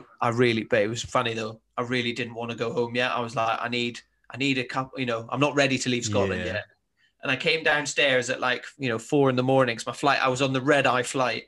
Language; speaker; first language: English; native; English